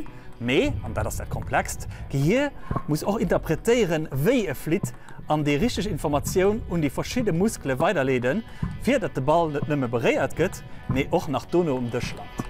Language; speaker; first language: German; non-native, local second language; Luxembourgish